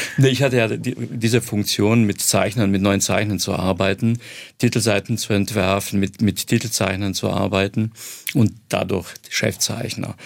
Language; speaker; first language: German; non-native, fluent; Croatian